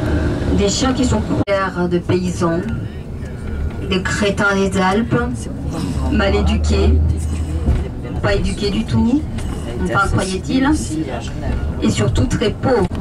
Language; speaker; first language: French; native; French